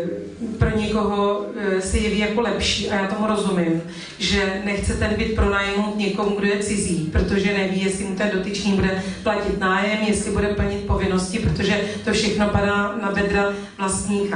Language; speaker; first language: Czech; native; Czech